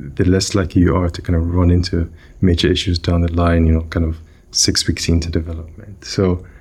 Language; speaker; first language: English; non-native, local second language; Yoruba